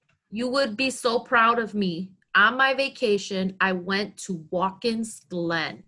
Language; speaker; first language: English; early bilingual, other home language; Spanish